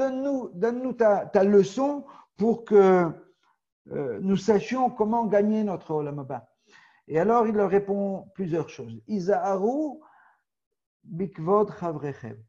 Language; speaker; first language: French; native; French